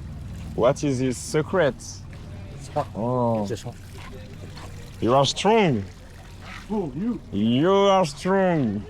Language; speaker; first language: English; non-native, learner; French